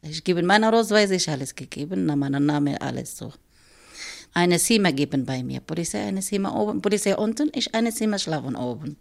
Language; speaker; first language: German; non-native, learner; Arabic